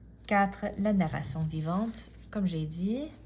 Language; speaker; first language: French; non-native, fluent; English